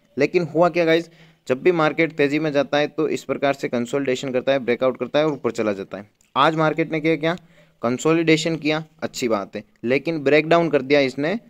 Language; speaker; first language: Hindi; native; Hindi